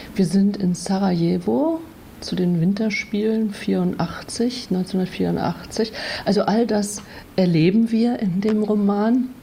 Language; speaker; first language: German; native; German